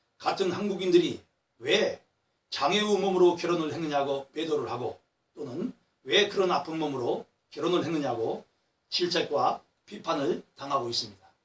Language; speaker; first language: Korean; native; Korean